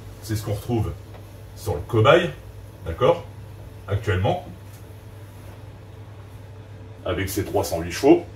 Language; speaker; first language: French; native; French